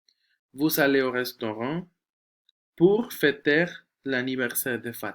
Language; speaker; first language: French; non-native, fluent; Spanish